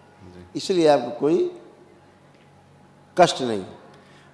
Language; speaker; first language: Hindi; native; Hindi